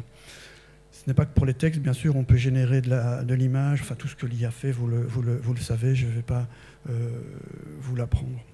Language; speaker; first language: French; native; French